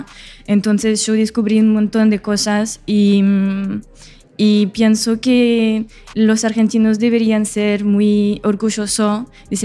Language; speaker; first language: Spanish; non-native, fluent; French